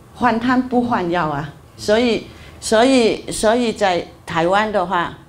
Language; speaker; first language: Chinese; non-native, fluent; Cantonese